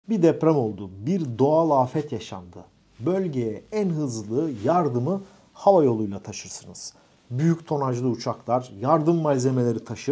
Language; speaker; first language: Turkish; native; Turkish